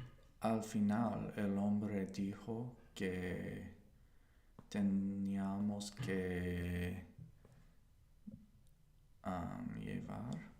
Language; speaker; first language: Spanish; non-native, learner; English